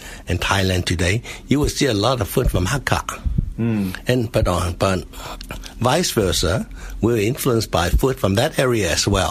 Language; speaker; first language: English; non-native, local second language; Cantonese